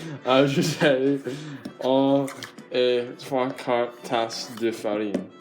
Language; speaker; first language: French; non-native, learner; English